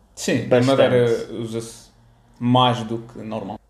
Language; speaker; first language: Portuguese; native; Portuguese